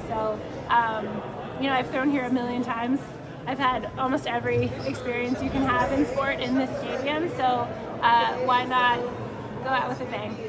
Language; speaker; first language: English; native; English